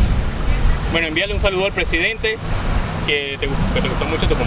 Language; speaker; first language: Spanish; native; Spanish